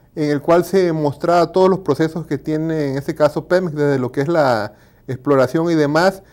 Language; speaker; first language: Spanish; native; Spanish